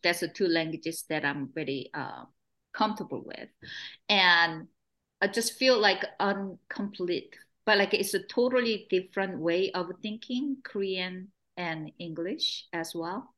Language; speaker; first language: English; non-native, fluent; Korean